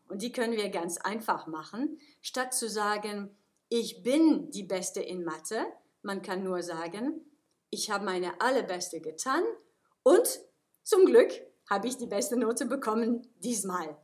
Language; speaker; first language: German; non-native, fluent; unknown